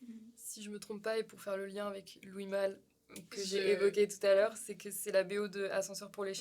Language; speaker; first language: French; native; French